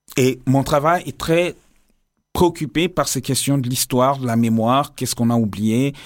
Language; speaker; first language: French; non-native, local second language; Lingala